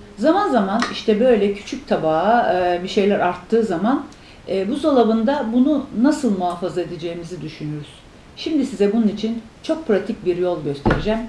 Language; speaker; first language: Turkish; native; Turkish